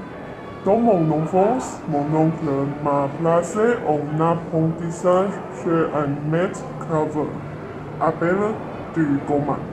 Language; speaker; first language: French; non-native, learner; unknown